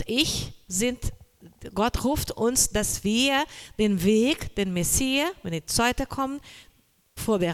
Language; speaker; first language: German; non-native, learner; Portuguese